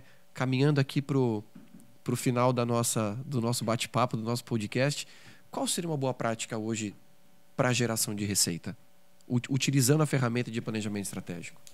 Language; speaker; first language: Portuguese; native; Portuguese